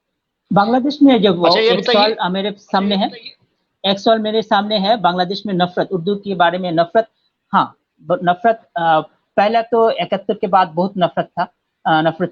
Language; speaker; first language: Hindi; non-native, fluent; Bangla